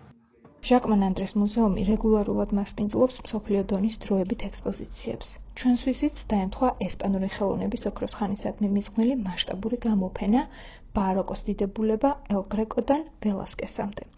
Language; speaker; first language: Georgian; native; Georgian